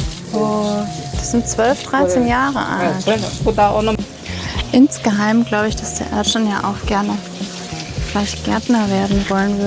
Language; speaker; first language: German; native; German